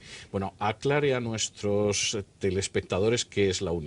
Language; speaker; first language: Spanish; native; Spanish